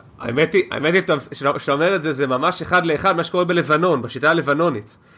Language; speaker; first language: Hebrew; native; Hebrew